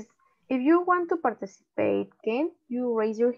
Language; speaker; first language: English; non-native, learner; Spanish